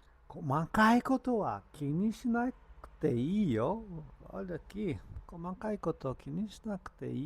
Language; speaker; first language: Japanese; non-native, fluent; Portuguese